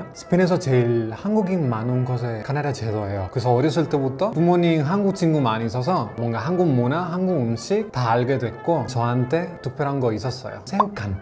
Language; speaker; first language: Korean; non-native, fluent; Spanish